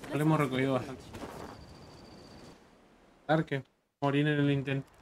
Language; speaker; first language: Spanish; native; Spanish